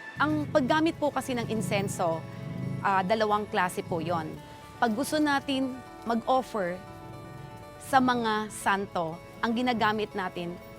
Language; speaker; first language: Filipino; native; Filipino